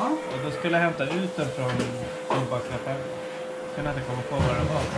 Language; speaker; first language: Swedish; native; Swedish